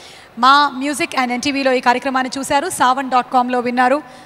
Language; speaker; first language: Telugu; native; Telugu